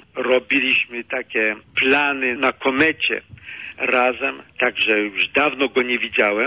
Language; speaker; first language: Polish; early bilingual, heritage; Polish